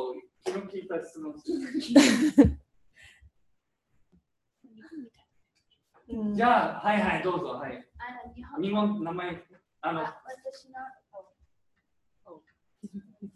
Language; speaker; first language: Japanese; native; Japanese